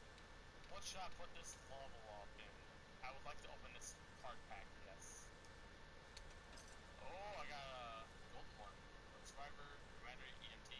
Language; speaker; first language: English; native; English